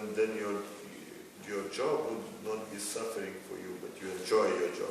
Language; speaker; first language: English; non-native, fluent; Lithuanian